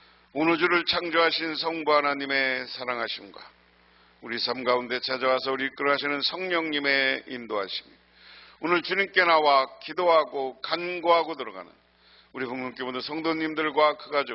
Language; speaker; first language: Korean; native; Korean